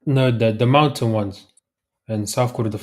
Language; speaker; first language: English; early bilingual, heritage; Arabic